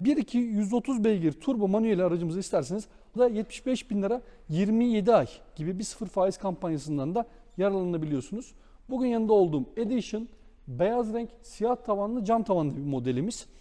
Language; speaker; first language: Turkish; native; Turkish